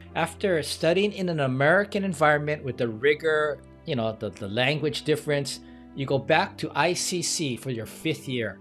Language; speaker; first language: English; native; English